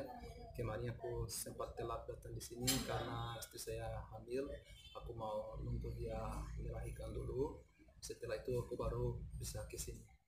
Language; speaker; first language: Indonesian; non-native, fluent; Portuguese